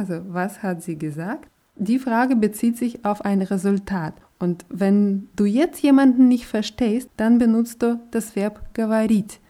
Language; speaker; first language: German; non-native, fluent; Russian